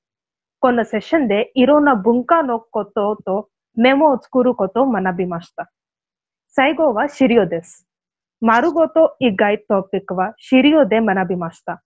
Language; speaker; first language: Japanese; non-native, learner; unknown